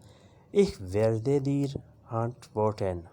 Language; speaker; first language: German; non-native, learner; Urdu